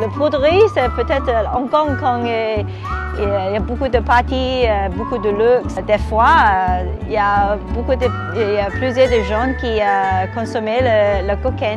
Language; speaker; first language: French; non-native, learner; Cantonese